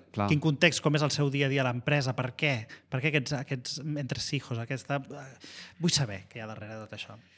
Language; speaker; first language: Catalan; native; Catalan